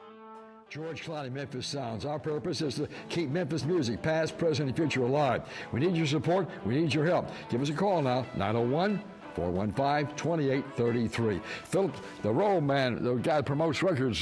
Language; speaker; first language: English; native; English